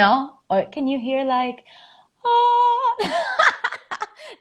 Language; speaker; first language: English; non-native, fluent; Spanish